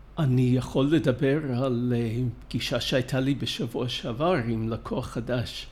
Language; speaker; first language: Hebrew; non-native, fluent; English